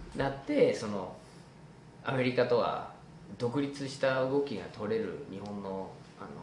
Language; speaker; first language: Japanese; non-native, fluent; English